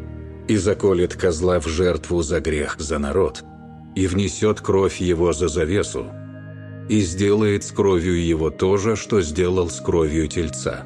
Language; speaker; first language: Russian; native; Russian